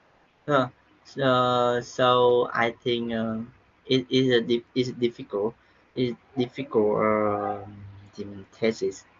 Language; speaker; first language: English; non-native, learner; Vietnamese